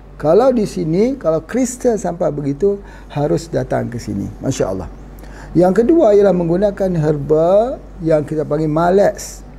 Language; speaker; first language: Malay; native; Malay